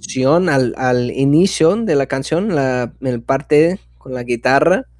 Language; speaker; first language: Spanish; non-native, fluent; English